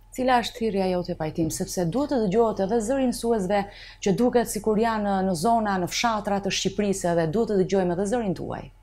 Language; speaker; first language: Albanian; native; Albanian